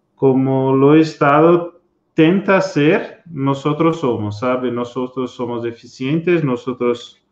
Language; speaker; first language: Spanish; non-native, learner; Portuguese